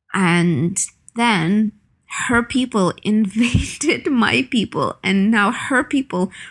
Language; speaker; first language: English; non-native, fluent; Ukrainian